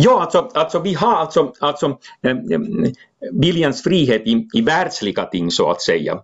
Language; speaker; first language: Swedish; non-native, local second language; Finnish